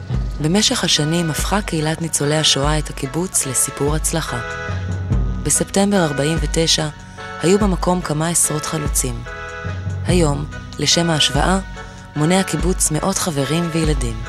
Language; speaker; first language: Hebrew; native; Hebrew